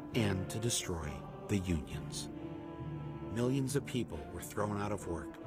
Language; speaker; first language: English; native; English